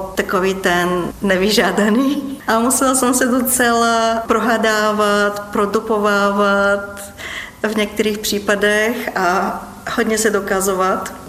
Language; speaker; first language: Czech; non-native, fluent; Bulgarian